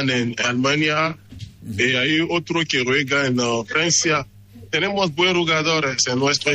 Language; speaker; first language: Spanish; non-native, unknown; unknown